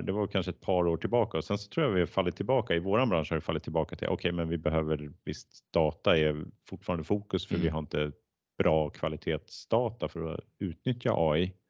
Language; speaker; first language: Swedish; native; Swedish